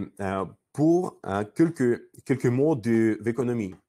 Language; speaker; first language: French; non-native, learner; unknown